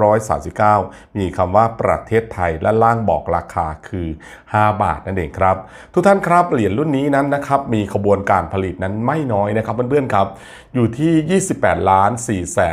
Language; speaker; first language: Thai; native; Thai